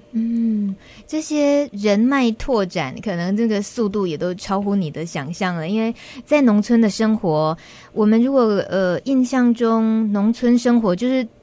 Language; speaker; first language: Chinese; native; Chinese